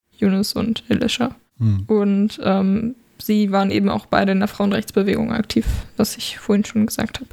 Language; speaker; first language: German; native; German